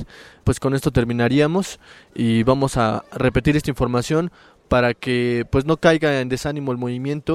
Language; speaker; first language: Spanish; native; Spanish